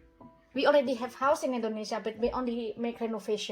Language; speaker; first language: English; non-native, learner; Indonesian